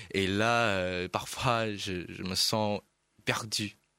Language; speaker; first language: French; non-native, learner; Chinese